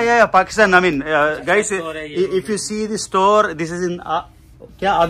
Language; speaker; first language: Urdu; non-native, local second language; Telugu